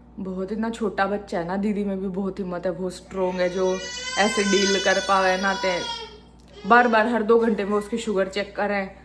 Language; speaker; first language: Hindi; native; Hindi